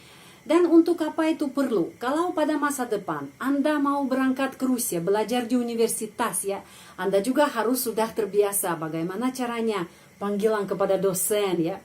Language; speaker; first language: Indonesian; non-native, fluent; Russian